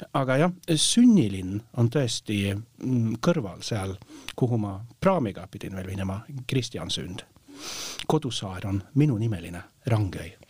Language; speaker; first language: Estonian; non-native, fluent; Norwegian